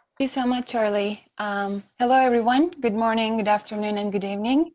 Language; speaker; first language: English; non-native, fluent; Turkish